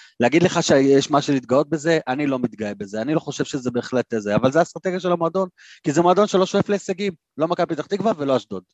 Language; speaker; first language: Hebrew; native; Hebrew